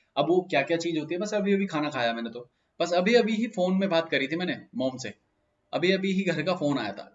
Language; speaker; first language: Hindi; native; Hindi